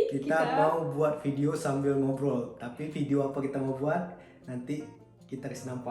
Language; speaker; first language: Indonesian; native; Indonesian